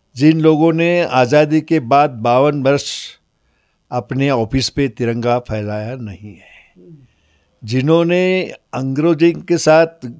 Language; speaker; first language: Hindi; non-native, local second language; Marathi